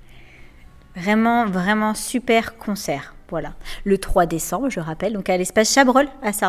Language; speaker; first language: French; native; French